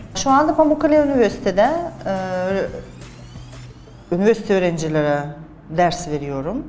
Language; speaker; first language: Turkish; non-native, fluent; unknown